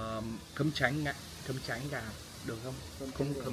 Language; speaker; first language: Vietnamese; non-native, learner; English